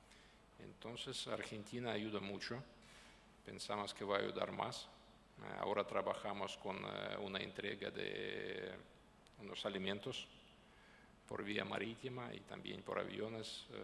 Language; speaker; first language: Spanish; non-native, learner; Ukrainian